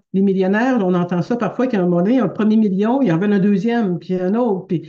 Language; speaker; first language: French; native; French